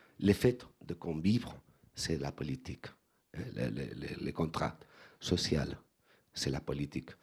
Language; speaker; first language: French; non-native, learner; Spanish